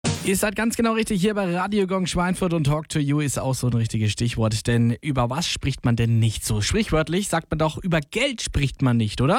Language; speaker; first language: German; native; German